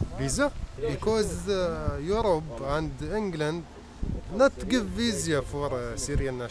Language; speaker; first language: English; non-native, learner; Arabic